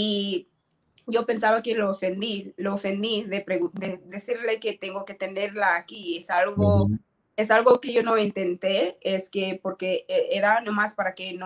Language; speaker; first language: Spanish; non-native, learner; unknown